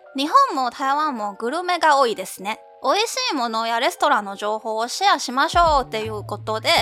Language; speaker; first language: Japanese; non-native, fluent; Chinese